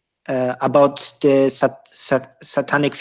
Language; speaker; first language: English; non-native, learner; German